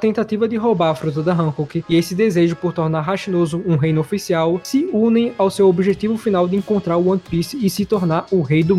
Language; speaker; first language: Portuguese; native; Portuguese